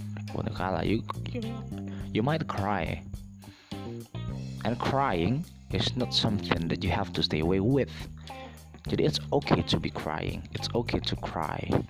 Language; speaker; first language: English; non-native, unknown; Indonesian